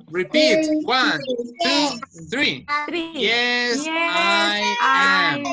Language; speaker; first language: English; non-native, fluent; Spanish